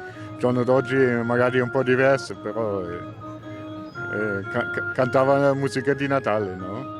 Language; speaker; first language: Italian; non-native, learner; German